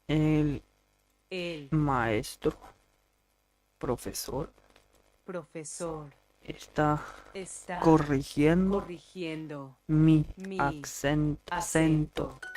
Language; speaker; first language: Spanish; non-native, learner; English